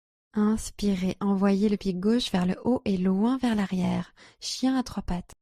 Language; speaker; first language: French; native; French